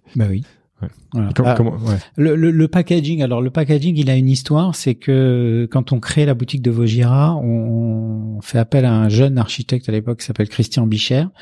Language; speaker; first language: French; native; French